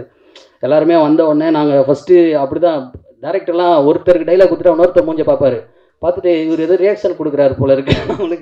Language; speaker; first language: Tamil; native; Tamil